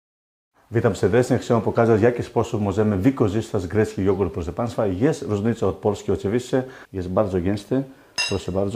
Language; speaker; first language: Polish; non-native, learner; Greek